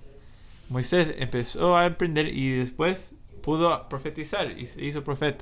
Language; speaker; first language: Spanish; non-native, fluent; English